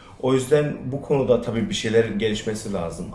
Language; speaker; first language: Turkish; early bilingual, other home language; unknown